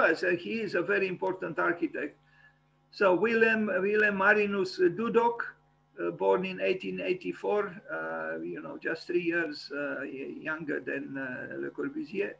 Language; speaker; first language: English; non-native, fluent; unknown